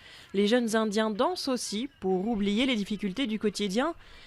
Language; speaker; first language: French; native; French